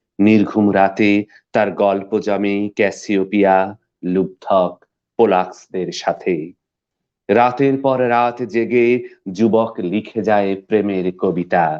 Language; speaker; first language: Bangla; native; Bangla